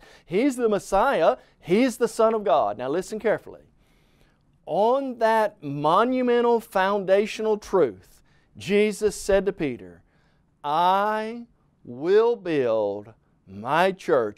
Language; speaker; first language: English; native; English